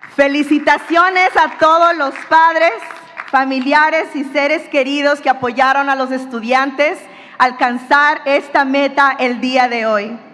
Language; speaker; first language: Spanish; early bilingual, other home language; English